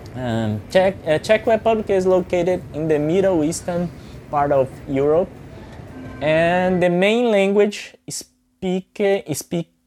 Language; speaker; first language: English; non-native, fluent; Portuguese